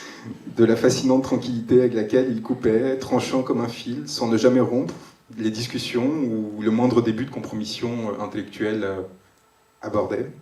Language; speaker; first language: French; native; French